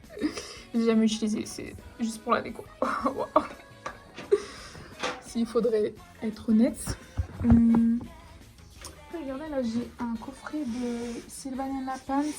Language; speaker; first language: French; native; French